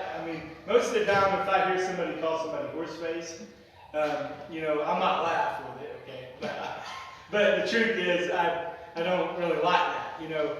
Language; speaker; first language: English; native; English